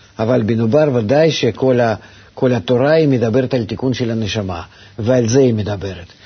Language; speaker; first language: Hebrew; non-native, fluent; Russian